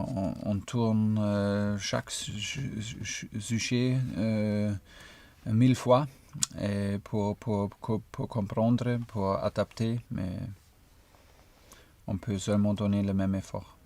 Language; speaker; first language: French; non-native, fluent; German